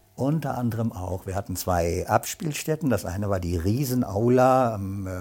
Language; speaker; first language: German; native; German